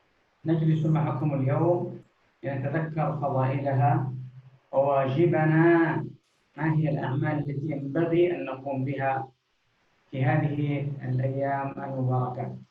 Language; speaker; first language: Arabic; native; Arabic